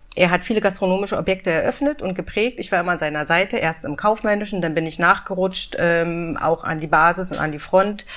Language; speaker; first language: German; native; German